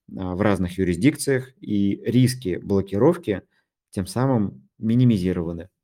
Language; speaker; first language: Russian; native; Russian